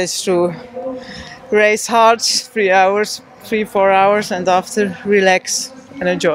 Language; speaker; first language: English; non-native, learner; German